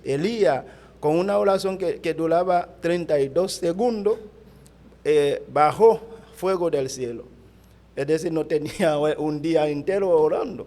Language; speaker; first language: Spanish; non-native, fluent; Haitian Creole